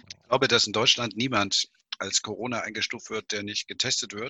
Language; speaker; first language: German; native; German